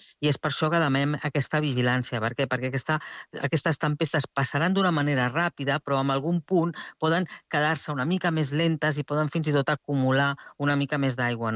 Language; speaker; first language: Catalan; native; Catalan